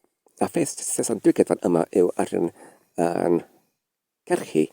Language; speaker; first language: Welsh; non-native, learner; English